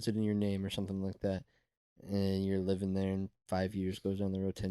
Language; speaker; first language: English; native; English